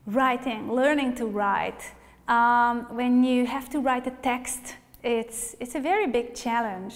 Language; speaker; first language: English; non-native, fluent; Hungarian